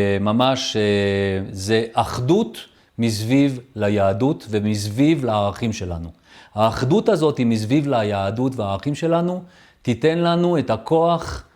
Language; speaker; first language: Hebrew; early bilingual, other home language; French